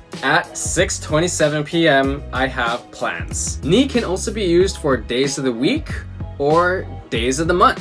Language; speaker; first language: English; native; English